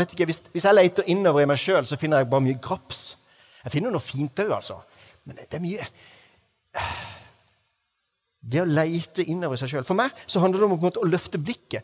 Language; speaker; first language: Norwegian; native; Norwegian